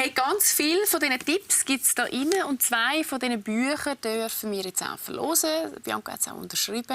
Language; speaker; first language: German; native; German